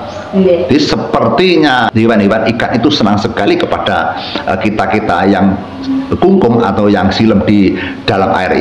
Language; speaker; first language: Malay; non-native, local second language; Javanese